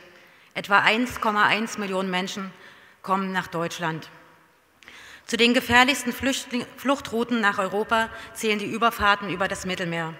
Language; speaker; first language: German; native; German